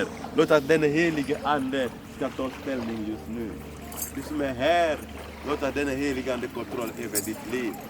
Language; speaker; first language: Swedish; non-native, fluent; Lingala